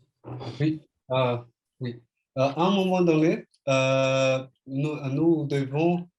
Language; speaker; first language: French; non-native, fluent; Portuguese